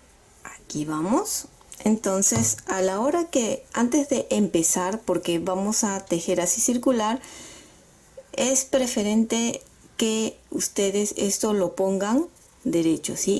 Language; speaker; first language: Spanish; native; Spanish